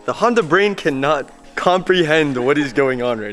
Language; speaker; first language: English; native; English